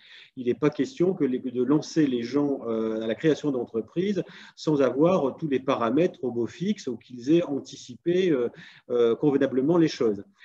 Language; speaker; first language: French; native; French